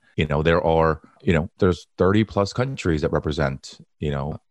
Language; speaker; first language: English; early bilingual, other home language; Korean